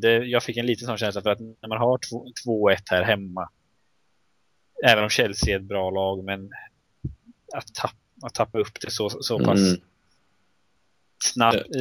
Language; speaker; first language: Swedish; native; Swedish